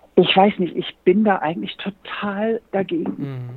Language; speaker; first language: German; native; German